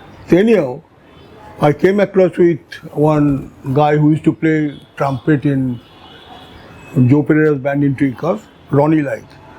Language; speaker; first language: English; non-native, local second language; Bangla